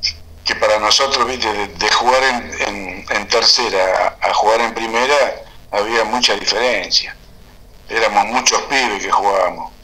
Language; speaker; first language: Spanish; native; Spanish